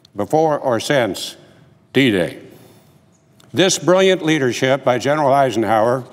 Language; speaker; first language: English; native; English